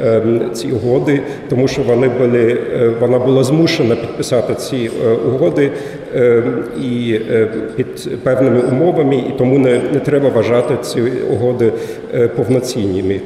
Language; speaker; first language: Ukrainian; non-native, fluent; German